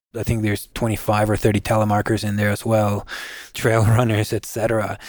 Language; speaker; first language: English; non-native, fluent; Spanish